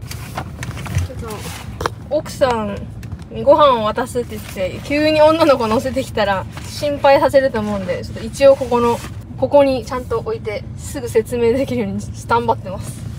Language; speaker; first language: Japanese; native; Japanese